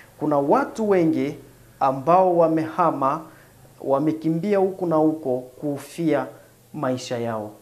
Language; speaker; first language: Swahili; non-native, local second language; Nande